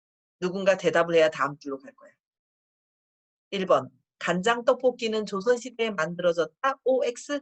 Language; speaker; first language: Korean; native; Korean